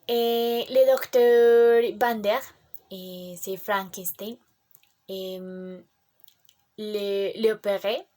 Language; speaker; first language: French; non-native, learner; Spanish